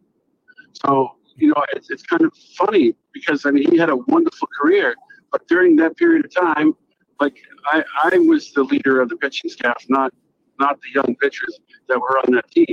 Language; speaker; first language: English; native; English